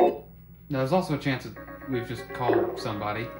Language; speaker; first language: English; native; English